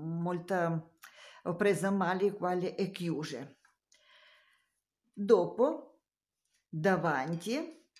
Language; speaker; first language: Italian; non-native, learner; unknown